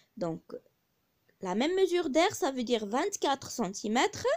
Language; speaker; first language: French; non-native, local second language; Arabic